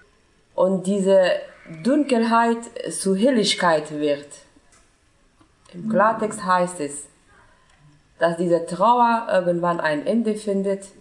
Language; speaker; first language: German; non-native, fluent; Persian